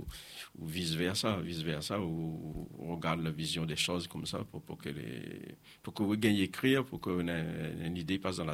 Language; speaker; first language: French; non-native, local second language; Réunion Creole French